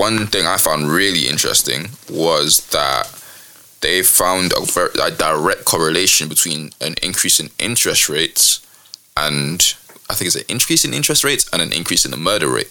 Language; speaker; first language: English; native; English